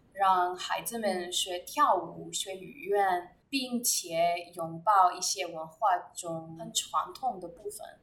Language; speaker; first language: Chinese; non-native, learner; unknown